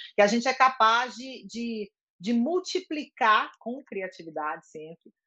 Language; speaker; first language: Portuguese; native; Portuguese